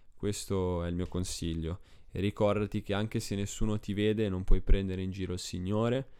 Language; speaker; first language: Italian; early bilingual, other home language; Spanish